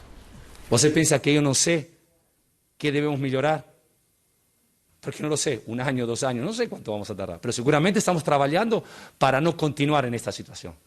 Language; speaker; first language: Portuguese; non-native, learner; Spanish